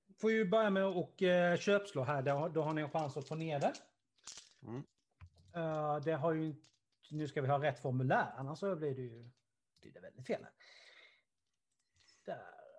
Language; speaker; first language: Swedish; native; Swedish